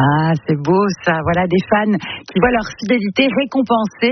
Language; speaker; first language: French; native; French